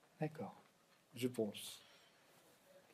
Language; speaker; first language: French; non-native, learner; Japanese